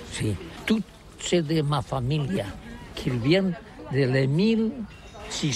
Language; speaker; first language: French; non-native, learner; Catalan